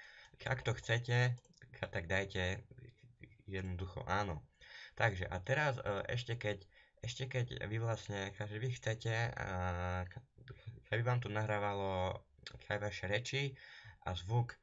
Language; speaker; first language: Slovak; native; Slovak